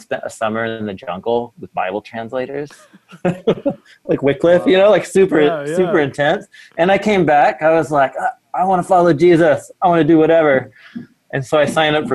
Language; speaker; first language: English; native; English